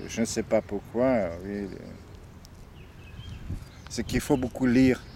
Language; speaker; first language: French; non-native, fluent; Serbian